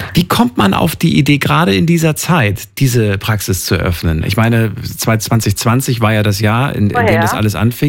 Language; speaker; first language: German; native; German